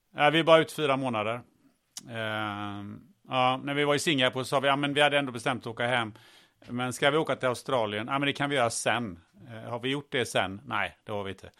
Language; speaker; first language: Swedish; early bilingual, other home language; German